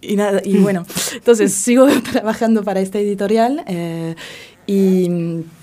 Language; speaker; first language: Spanish; non-native, fluent; French